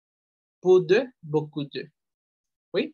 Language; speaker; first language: French; non-native, fluent; Spanish